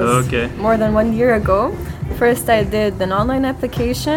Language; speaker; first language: English; non-native, fluent; Macedonian